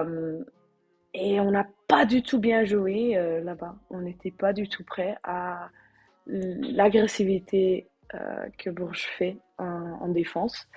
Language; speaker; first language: French; non-native, learner; Dutch